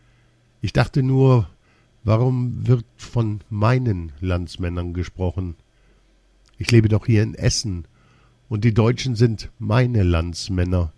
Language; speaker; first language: German; early bilingual, other home language; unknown